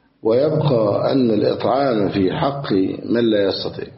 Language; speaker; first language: Arabic; native; Arabic